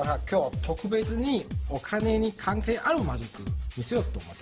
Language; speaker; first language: Japanese; non-native, fluent; Chinese